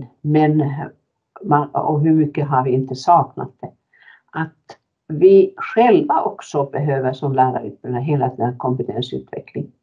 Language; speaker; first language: Swedish; non-native, fluent; Finnish